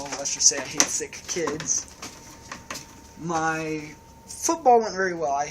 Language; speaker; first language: English; native; English